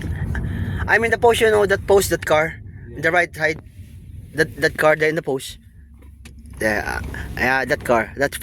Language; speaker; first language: English; non-native, local second language; Filipino